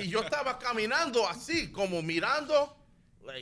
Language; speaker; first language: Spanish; early bilingual, heritage; Spanish